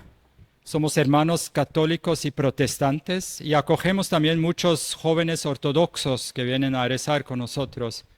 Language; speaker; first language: Spanish; non-native, fluent; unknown